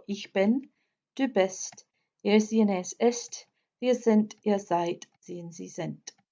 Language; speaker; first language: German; non-native, fluent; English